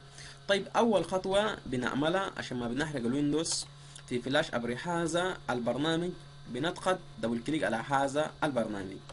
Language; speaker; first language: Arabic; native; Arabic